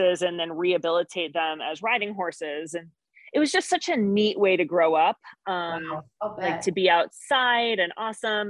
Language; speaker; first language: English; native; English